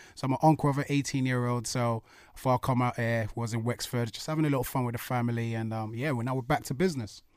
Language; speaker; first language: English; native; English